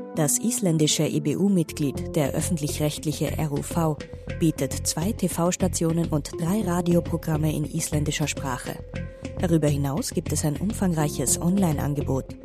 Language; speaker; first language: German; native; German